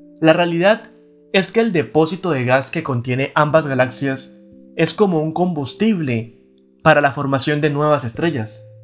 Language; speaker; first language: Spanish; native; Spanish